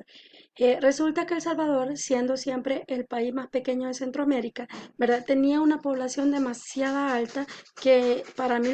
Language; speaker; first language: Spanish; native; Spanish